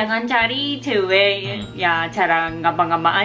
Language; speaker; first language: Indonesian; non-native, learner; Japanese